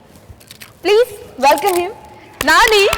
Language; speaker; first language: Telugu; native; Telugu